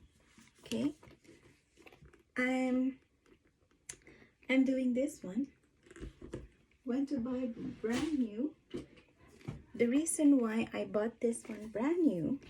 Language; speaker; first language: English; non-native, fluent; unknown